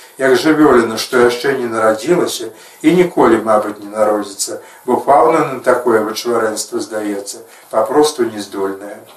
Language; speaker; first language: Belarusian; native; Belarusian